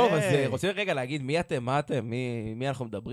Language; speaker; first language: Hebrew; native; Hebrew